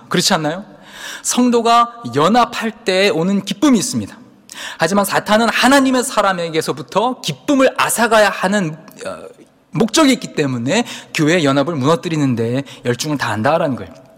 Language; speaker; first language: Korean; native; Korean